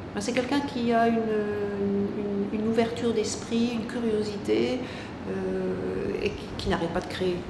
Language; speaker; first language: French; native; French